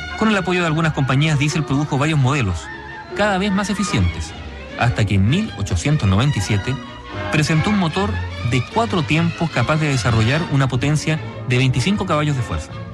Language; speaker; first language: Spanish; native; Spanish